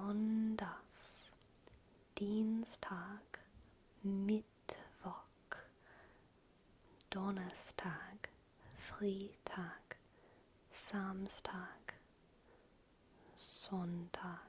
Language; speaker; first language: German; non-native, learner; English